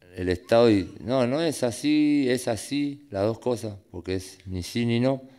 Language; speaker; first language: Spanish; native; Spanish